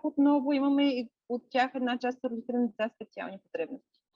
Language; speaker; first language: Bulgarian; native; Bulgarian